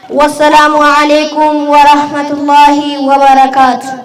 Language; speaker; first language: Arabic; non-native, learner; Oromo